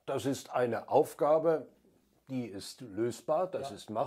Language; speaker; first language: German; native; German